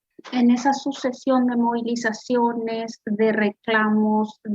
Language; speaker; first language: Spanish; native; Spanish